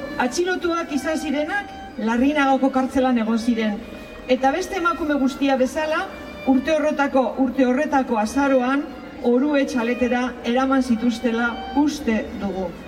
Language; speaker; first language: Basque; native; Basque